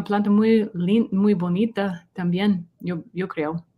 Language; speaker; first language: Spanish; non-native, learner; English